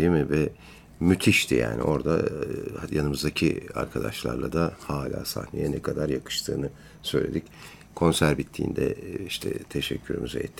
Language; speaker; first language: Turkish; native; Turkish